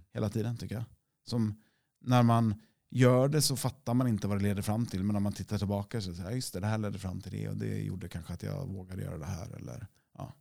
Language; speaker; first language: Swedish; native; Swedish